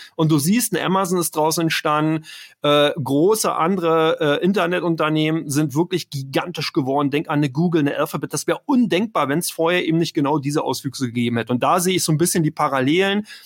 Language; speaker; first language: German; native; German